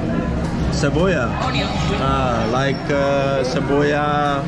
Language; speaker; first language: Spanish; non-native, learner; Dutch